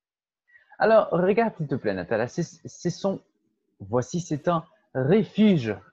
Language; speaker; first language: French; non-native, fluent; Portuguese